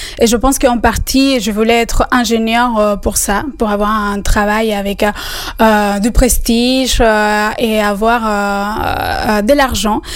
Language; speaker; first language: French; non-native, fluent; Spanish